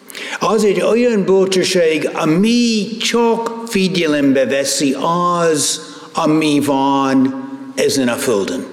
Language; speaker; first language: Hungarian; non-native, fluent; English